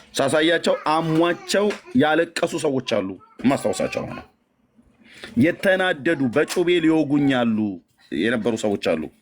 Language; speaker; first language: Amharic; native; Amharic